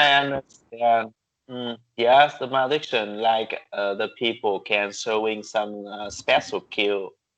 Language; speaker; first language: English; non-native, learner; Vietnamese